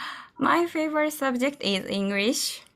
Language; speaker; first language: English; non-native, learner; Japanese